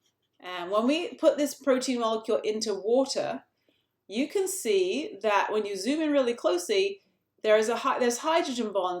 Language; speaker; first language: English; native; English